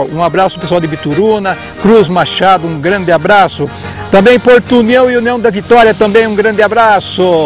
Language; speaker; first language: Portuguese; native; Portuguese